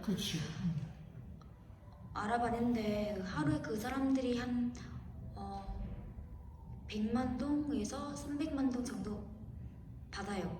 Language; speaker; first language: Korean; non-native, fluent; Vietnamese